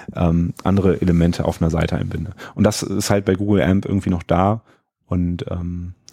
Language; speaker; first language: German; native; German